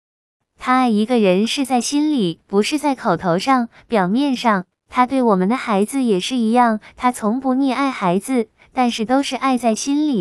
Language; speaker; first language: Chinese; non-native, fluent; Vietnamese